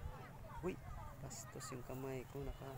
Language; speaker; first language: Filipino; native; Filipino